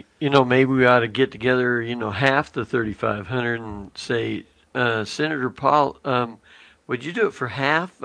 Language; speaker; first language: English; native; English